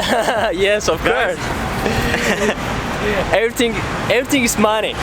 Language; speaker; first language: English; non-native, learner; Turkish